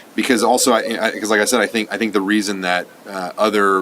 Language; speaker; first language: English; native; English